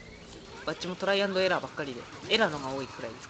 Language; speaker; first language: Japanese; native; Japanese